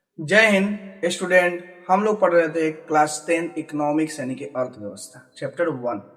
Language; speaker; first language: Hindi; native; Hindi